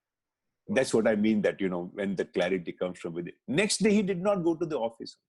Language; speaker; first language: English; non-native, local second language; Hindi